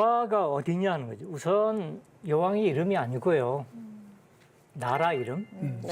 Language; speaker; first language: Korean; native; Korean